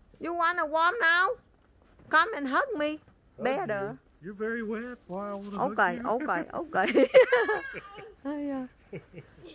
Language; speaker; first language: English; non-native, learner; Vietnamese